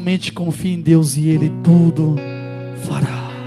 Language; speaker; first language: Portuguese; native; Portuguese